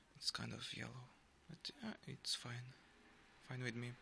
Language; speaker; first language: English; non-native, fluent; Portuguese